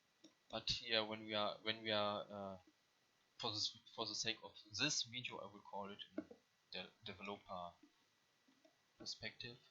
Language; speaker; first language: English; non-native, learner; German